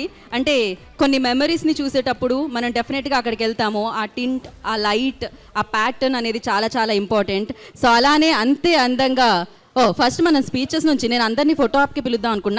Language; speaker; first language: Telugu; native; Telugu